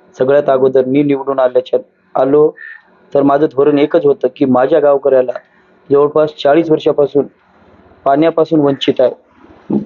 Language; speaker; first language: Marathi; non-native, local second language; Lambadi